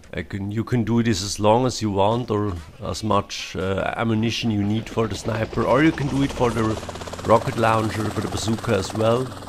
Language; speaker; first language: English; non-native, learner; German